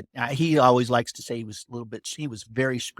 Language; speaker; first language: English; native; English